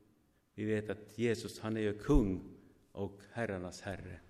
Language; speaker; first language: Swedish; non-native, fluent; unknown